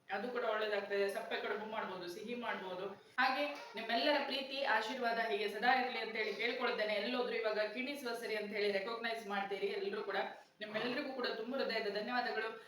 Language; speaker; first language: Kannada; non-native, local second language; Konkani